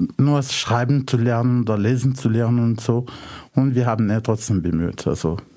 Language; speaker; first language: German; non-native, fluent; Arabic